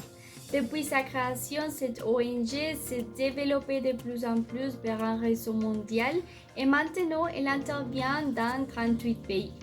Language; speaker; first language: French; non-native, fluent; Spanish